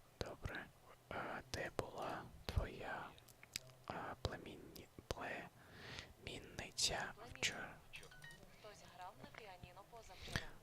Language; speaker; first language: Ukrainian; non-native, learner; Russian